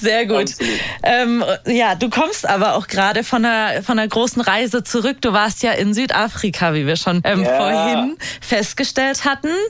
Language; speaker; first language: German; native; German